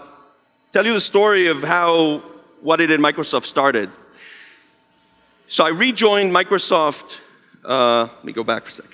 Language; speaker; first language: English; non-native, fluent; Hebrew